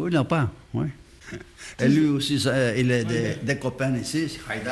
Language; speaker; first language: French; non-native, fluent; Greek